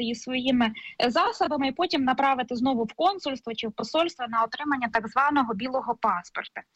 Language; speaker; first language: Ukrainian; native; Ukrainian